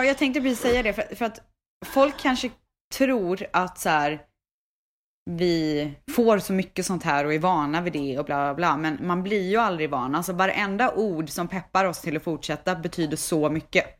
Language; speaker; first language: Swedish; native; Swedish